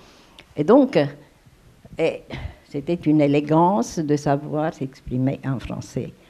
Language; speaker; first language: French; non-native, fluent; Romanian